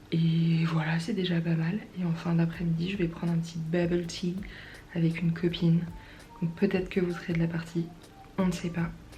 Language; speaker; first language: French; native; French